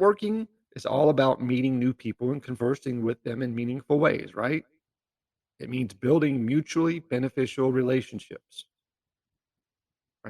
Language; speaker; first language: English; native; English